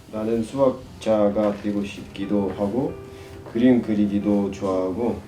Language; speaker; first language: Korean; non-native, learner; Russian